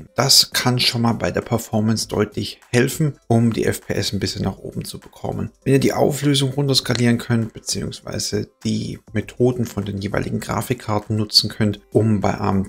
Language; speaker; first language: German; native; German